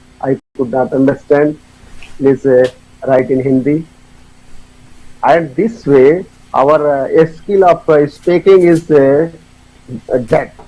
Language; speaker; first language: English; non-native, learner; Hindi